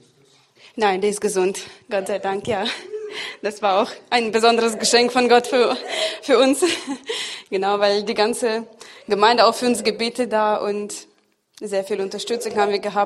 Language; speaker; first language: German; non-native, fluent; Russian